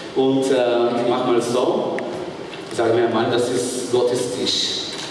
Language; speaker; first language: German; non-native, fluent; Bulgarian